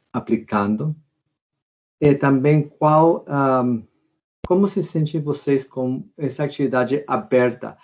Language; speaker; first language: Portuguese; non-native, fluent; Spanish